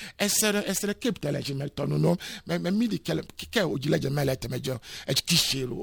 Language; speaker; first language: Hungarian; non-native, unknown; Yoruba